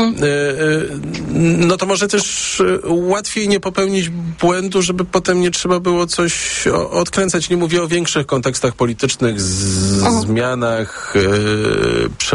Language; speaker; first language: Polish; native; Polish